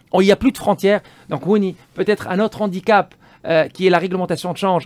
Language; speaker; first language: French; non-native, local second language; Arabic